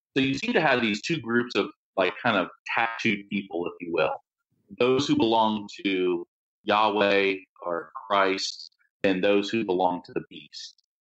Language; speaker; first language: English; native; English